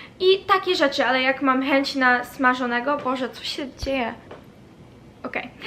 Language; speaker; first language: Polish; early bilingual, heritage; Polish